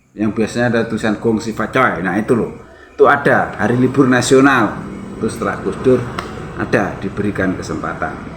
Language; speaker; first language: Indonesian; native; Indonesian